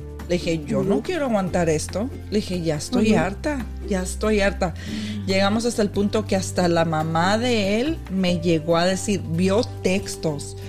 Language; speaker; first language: Spanish; early bilingual, heritage; Spanish